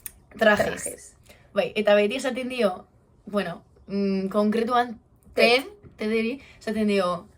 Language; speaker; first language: Basque; non-native, local second language; Spanish